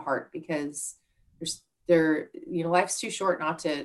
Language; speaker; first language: English; native; English